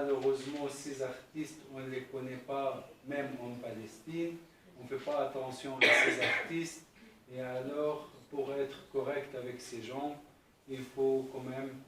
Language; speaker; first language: French; non-native, fluent; Arabic